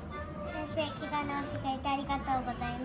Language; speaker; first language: Japanese; native; Japanese